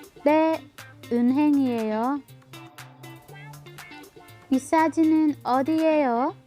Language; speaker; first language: Korean; non-native, learner; Filipino